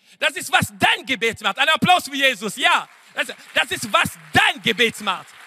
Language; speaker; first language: German; non-native, fluent; French